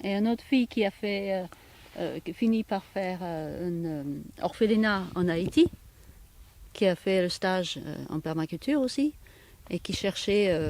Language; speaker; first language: French; non-native, fluent; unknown